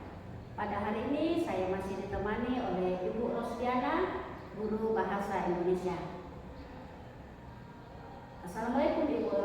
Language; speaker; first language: Indonesian; native; Indonesian